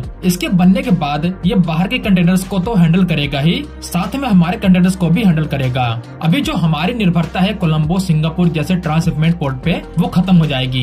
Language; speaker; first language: Hindi; native; Hindi